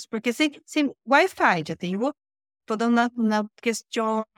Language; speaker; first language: Spanish; non-native, learner; Portuguese